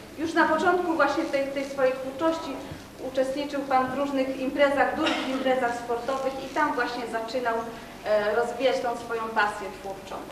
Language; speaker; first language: Polish; native; Polish